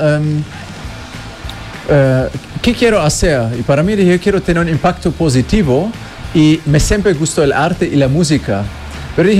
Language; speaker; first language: Spanish; non-native, fluent; German